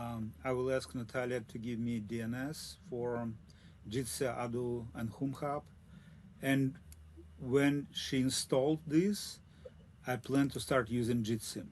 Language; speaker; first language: English; non-native, learner; Russian